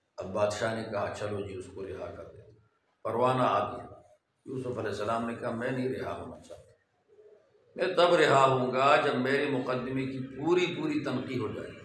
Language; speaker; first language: Urdu; non-native, local second language; Pashto